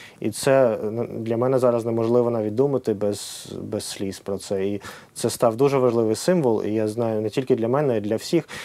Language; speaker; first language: Ukrainian; non-native, local second language; Russian